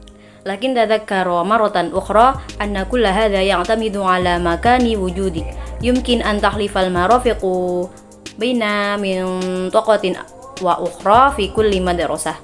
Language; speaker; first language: Arabic; non-native, learner; Indonesian